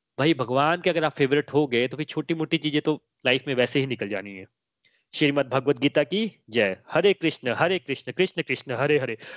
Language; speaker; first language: Hindi; native; Hindi